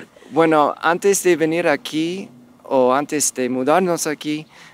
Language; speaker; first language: Spanish; non-native, fluent; English